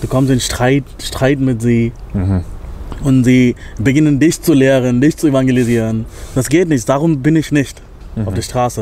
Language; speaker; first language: German; non-native, fluent; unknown